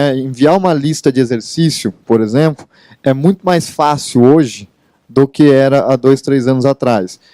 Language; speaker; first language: Portuguese; native; Portuguese